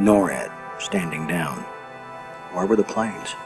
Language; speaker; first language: English; native; English